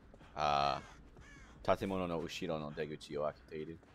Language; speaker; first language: Japanese; non-native, learner; English